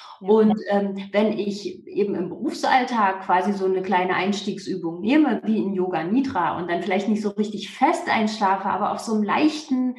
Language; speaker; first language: German; native; German